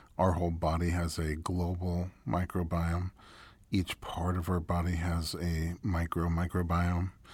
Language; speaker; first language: English; native; English